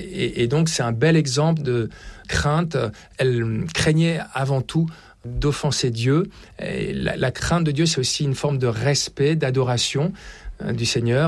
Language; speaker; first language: French; native; French